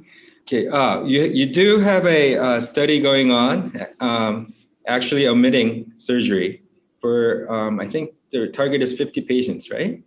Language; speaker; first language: English; non-native, fluent; Korean